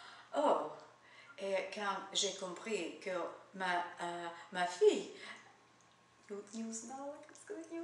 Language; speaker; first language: French; non-native, learner; Russian